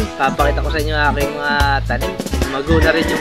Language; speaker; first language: Filipino; native; Filipino